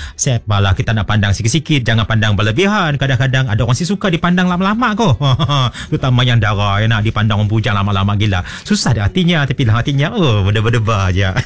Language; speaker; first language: Malay; native; Malay